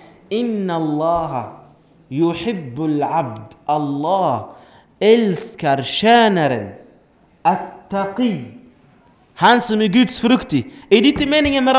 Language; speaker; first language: Swedish; non-native, fluent; Arabic